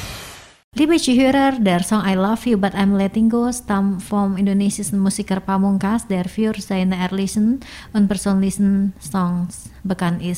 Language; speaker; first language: German; non-native, fluent; Indonesian